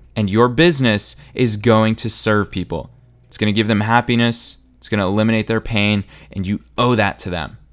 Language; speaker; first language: English; native; English